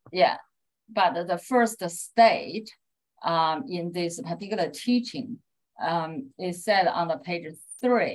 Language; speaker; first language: English; non-native, fluent; Chinese